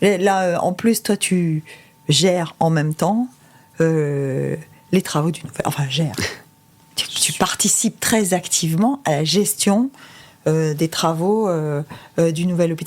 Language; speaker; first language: French; native; French